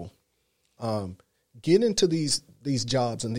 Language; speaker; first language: English; native; English